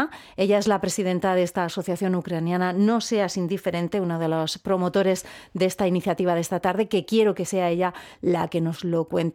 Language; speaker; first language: Spanish; native; Spanish